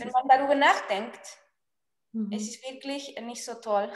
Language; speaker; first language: German; non-native, fluent; Spanish